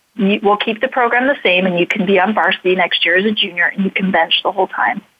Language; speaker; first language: English; native; English